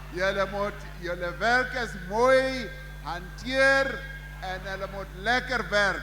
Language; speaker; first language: Afrikaans; non-native, local second language; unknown